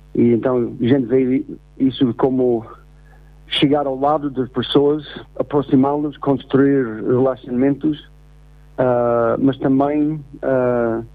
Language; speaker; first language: Portuguese; non-native, fluent; English